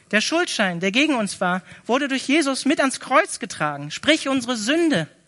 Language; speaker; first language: German; native; German